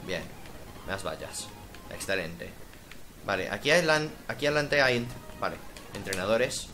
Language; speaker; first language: Spanish; native; Spanish